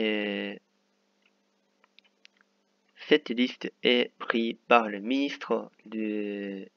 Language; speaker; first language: French; non-native, fluent; Japanese